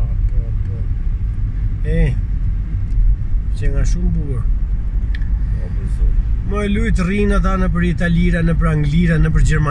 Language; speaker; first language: Albanian; native; Albanian